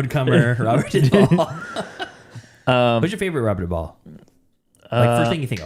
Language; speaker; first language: English; native; English